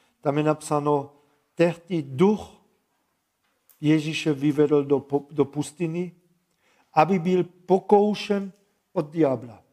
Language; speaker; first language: Czech; non-native, fluent; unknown